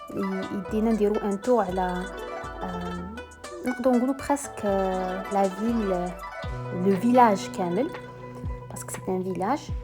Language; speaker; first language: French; non-native, local second language; Arabic